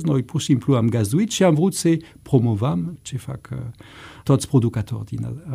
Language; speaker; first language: Romanian; non-native, fluent; French